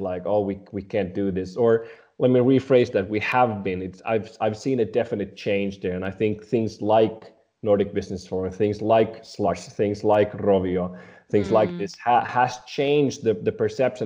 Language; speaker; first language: English; non-native, fluent; Swedish